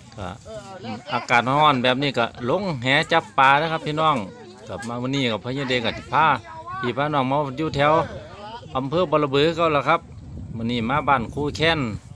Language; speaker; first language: Thai; native; Thai